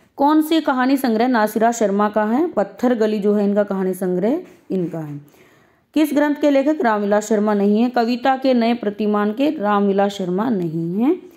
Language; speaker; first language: Hindi; native; Hindi